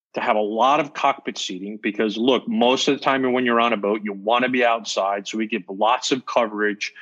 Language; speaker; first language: English; native; English